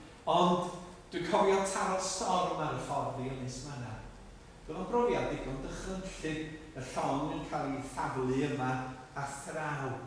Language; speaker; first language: Welsh; native; Welsh